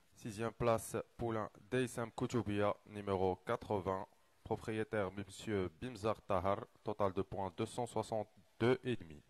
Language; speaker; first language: French; non-native, local second language; Arabic